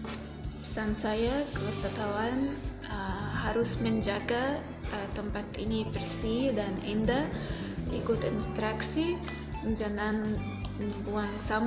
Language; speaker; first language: Indonesian; non-native, learner; Arabic